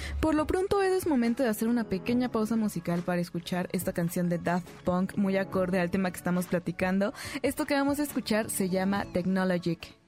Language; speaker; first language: Spanish; native; Spanish